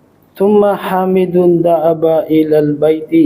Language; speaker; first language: Arabic; non-native, learner; Filipino